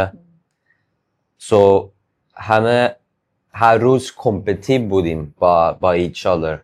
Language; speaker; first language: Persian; early bilingual, heritage; English